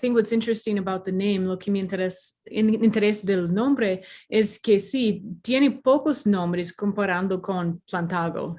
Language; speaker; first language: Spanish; non-native, fluent; English